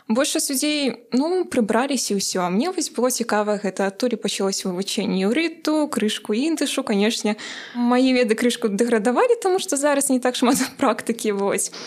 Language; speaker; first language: Belarusian; native; Belarusian